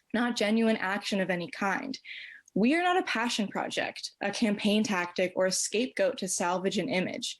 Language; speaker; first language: English; native; English